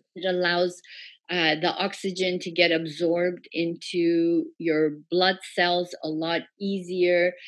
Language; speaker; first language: English; early bilingual, other home language; Persian